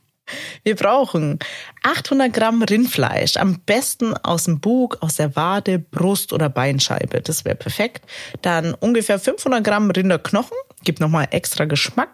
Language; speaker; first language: German; native; German